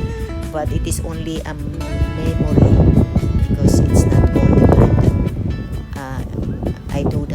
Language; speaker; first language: English; non-native, local second language; Cebuano